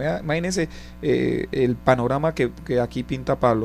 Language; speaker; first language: Spanish; native; Spanish